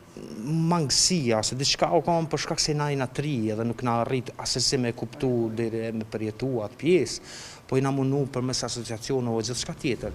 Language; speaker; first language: Albanian; native; Albanian